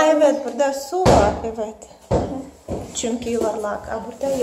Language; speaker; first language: Turkish; non-native, learner; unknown